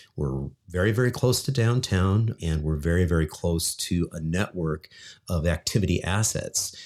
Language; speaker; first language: English; native; English